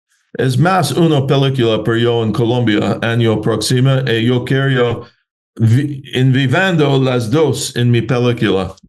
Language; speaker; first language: Spanish; non-native, learner; English